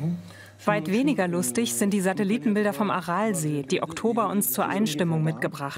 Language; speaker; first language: German; native; German